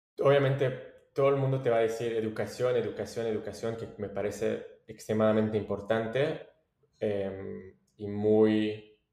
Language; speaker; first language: Spanish; non-native, fluent; French